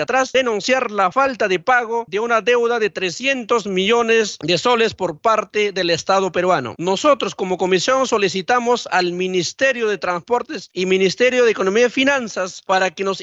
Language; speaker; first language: Spanish; native; Spanish